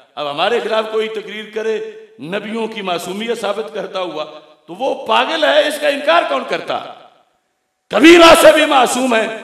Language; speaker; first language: Urdu; non-native, local second language; Punjabi